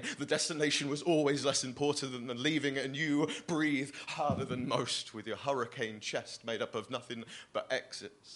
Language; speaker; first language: English; native; English